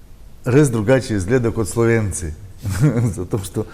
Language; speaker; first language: Slovenian; non-native, learner; Russian